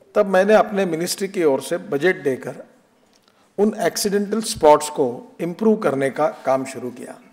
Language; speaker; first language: Hindi; non-native, local second language; Marathi